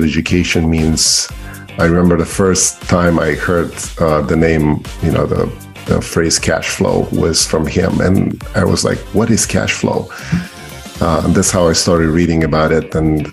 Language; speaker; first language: English; non-native, fluent; Romanian